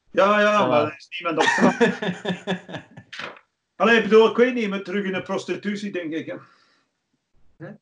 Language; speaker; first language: Dutch; non-native, fluent; English